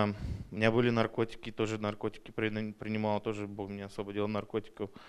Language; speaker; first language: Russian; early bilingual, heritage; Russian